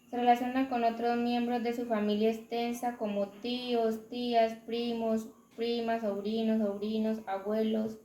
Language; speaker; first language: Spanish; native; Spanish